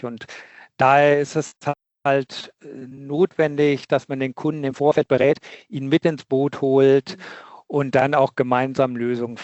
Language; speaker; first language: German; native; German